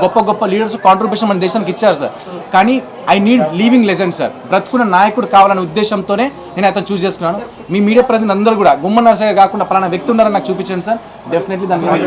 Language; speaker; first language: Telugu; native; Telugu